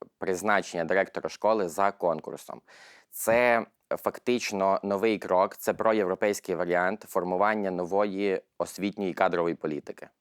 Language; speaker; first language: Ukrainian; native; Ukrainian